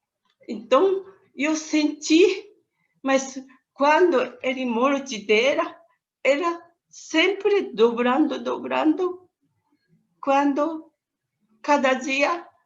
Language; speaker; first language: Portuguese; non-native, learner; Japanese